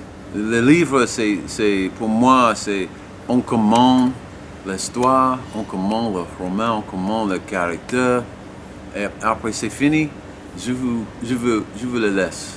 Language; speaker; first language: French; non-native, learner; English